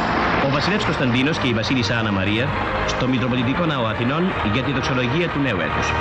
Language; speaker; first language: Greek; native; Greek